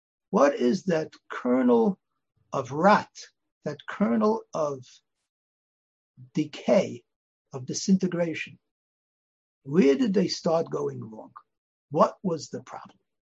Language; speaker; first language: English; native; English